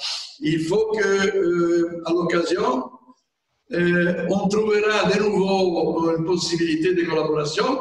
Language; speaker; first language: French; non-native, fluent; Italian